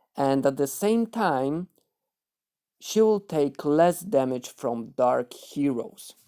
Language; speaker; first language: English; non-native, fluent; Polish